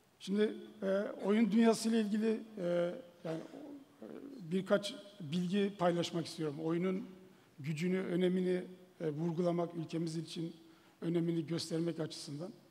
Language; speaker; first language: Turkish; native; Turkish